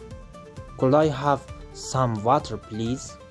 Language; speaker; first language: English; non-native, fluent; Persian